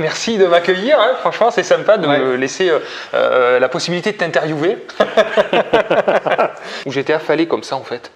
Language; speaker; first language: French; native; French